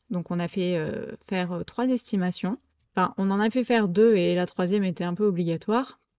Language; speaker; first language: French; native; French